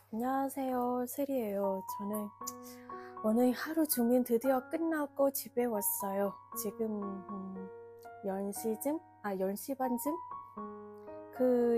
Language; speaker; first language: Korean; non-native, fluent; Vietnamese